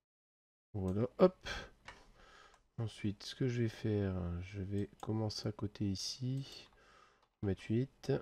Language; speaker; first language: French; native; French